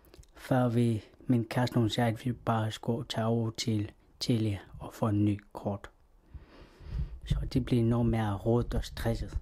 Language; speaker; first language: Danish; non-native, local second language; Kalaallisut